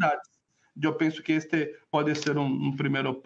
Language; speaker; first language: Spanish; non-native, learner; Portuguese